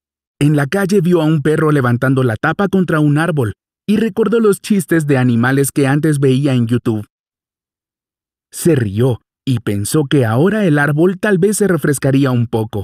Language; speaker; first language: Spanish; native; Spanish